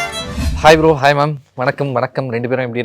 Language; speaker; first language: Tamil; native; Tamil